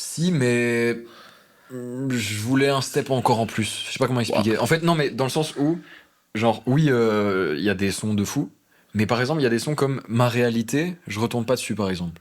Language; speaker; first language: French; native; French